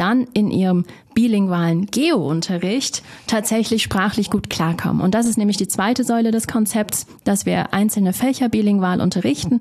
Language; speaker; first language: German; native; German